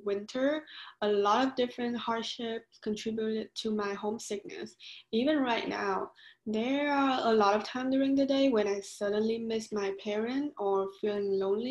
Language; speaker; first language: English; non-native, fluent; Vietnamese